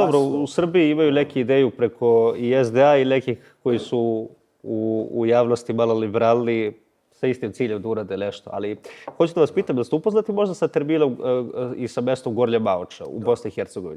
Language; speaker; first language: Bosnian; native; Bosnian